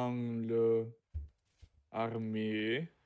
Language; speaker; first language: French; non-native, learner; Russian